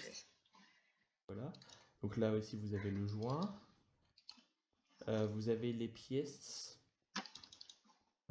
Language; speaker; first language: French; native; French